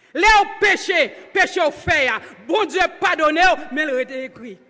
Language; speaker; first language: French; non-native, local second language; Haitian Creole